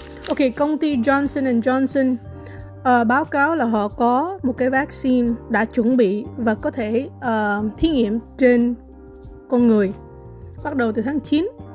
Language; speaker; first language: Vietnamese; native; Vietnamese